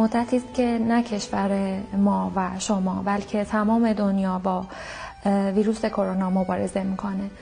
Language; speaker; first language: Persian; native; Persian